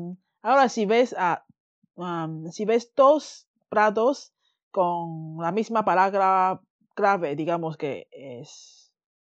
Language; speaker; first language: Spanish; non-native, fluent; Chinese